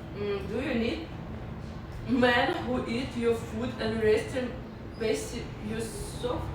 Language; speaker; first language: English; non-native, learner; Russian